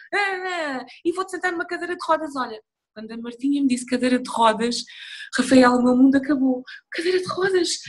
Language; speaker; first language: Portuguese; early bilingual, other home language; Upper Guinea Crioulo